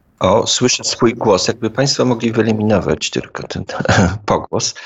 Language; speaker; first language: Polish; native; Polish